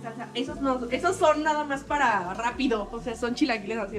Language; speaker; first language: Spanish; native; Spanish